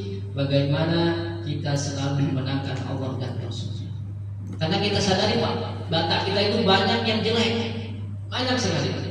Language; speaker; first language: Indonesian; native; Indonesian